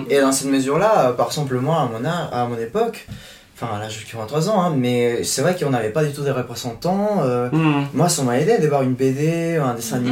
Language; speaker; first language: French; non-native, fluent; Spanish